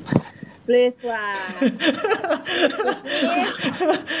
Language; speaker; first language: English; non-native, learner; Indonesian